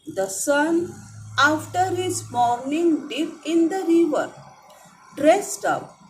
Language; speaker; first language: English; non-native, local second language; Marathi